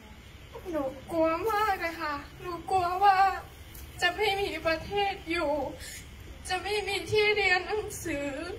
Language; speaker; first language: Thai; non-native, local second language; Hmong